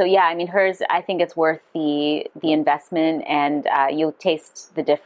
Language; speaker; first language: English; non-native, fluent; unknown